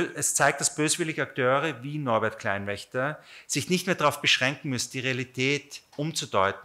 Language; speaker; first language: German; native; German